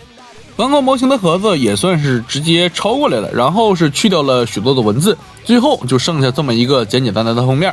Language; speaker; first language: Chinese; native; Chinese